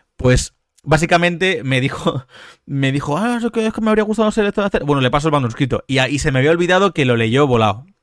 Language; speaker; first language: Spanish; native; Spanish